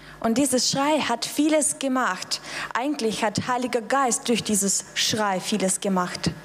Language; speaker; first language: German; non-native, fluent; Russian